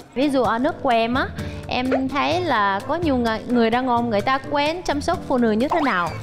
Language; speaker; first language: Vietnamese; early bilingual, other home language; Russian